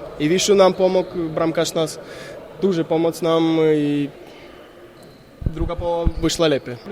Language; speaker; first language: Polish; non-native, learner; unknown